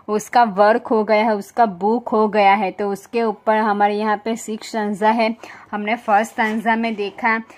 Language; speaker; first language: Hindi; non-native, local second language; Gujarati